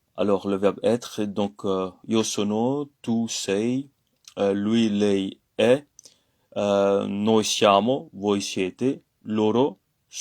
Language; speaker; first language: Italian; non-native, fluent; French